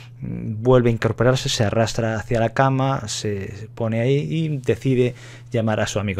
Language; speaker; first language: Spanish; native; Spanish